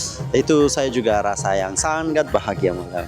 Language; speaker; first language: Indonesian; non-native, learner; Persian